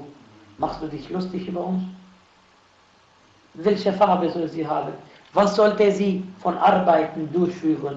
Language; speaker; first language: German; non-native, fluent; Arabic